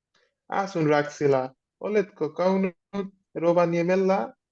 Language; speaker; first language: Finnish; non-native, learner; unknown